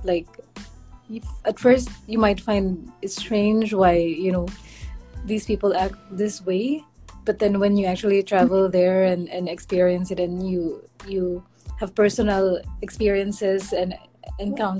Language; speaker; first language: English; non-native, local second language; Filipino